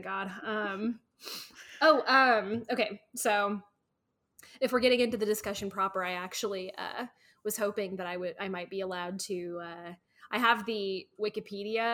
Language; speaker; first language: English; native; English